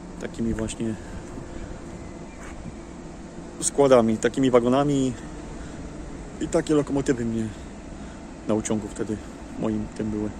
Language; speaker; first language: Polish; native; Polish